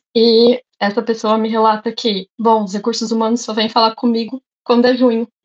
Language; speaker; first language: Portuguese; native; Portuguese